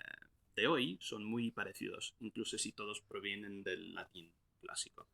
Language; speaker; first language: Spanish; non-native, fluent; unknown